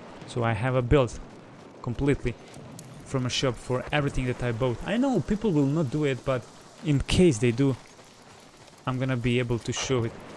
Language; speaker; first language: English; non-native, fluent; Bosnian